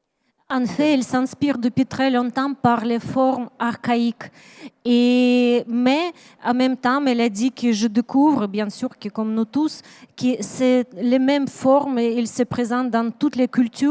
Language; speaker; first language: French; non-native, learner; Ukrainian